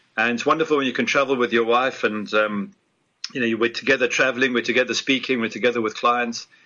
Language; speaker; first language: English; native; English